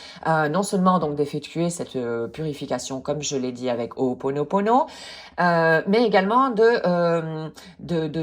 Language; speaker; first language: French; native; French